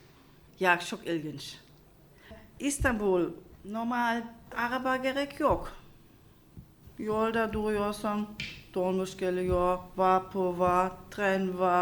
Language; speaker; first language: Turkish; non-native, learner; German